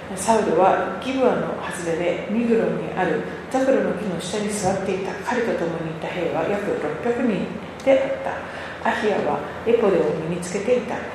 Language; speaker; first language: Japanese; native; Japanese